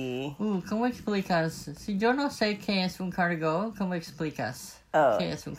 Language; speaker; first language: Spanish; non-native, fluent; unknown